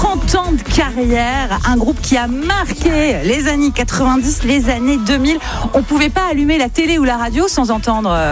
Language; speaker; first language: French; native; French